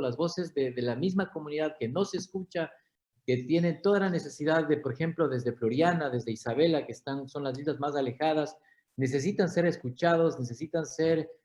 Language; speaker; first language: Spanish; native; Spanish